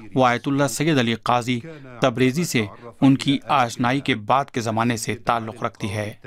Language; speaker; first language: Urdu; native; Urdu